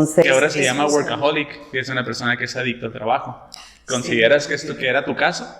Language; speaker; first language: Spanish; native; Spanish